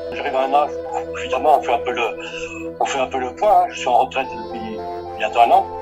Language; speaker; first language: French; early bilingual, other home language; Portuguese